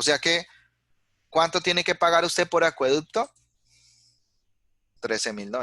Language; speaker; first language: Spanish; native; Spanish